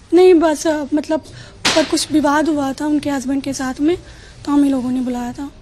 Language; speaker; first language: Hindi; native; Hindi